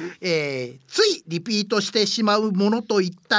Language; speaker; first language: Japanese; native; Japanese